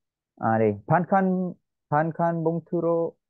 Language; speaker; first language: Korean; non-native, learner; Vietnamese